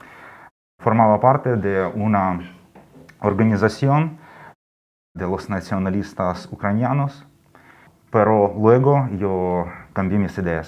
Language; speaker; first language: Spanish; non-native, fluent; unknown